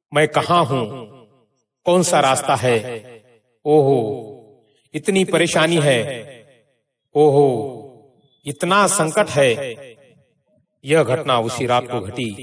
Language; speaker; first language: Hindi; non-native, local second language; Marathi